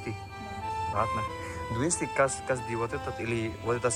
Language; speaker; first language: Russian; non-native, learner; Indonesian